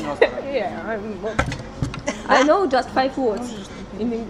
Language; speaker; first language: English; non-native, learner; Russian